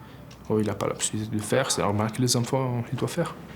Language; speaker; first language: French; non-native, learner; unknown